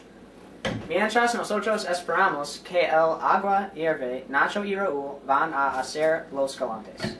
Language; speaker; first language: Spanish; non-native, learner; English